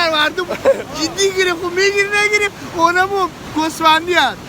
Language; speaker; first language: Persian; native; Persian